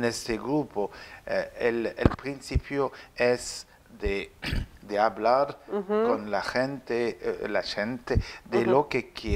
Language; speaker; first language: Spanish; non-native, learner; French